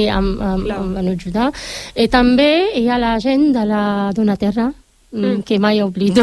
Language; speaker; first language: Catalan; non-native, learner; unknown